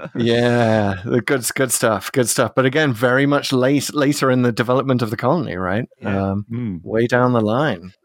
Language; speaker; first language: English; native; English